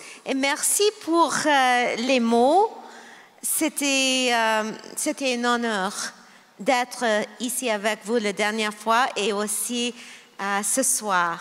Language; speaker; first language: French; non-native, local second language; English